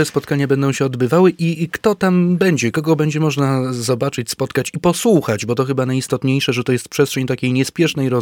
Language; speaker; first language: Polish; native; Polish